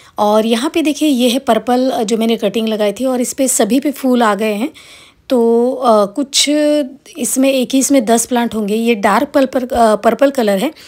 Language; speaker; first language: Hindi; non-native, local second language; Marathi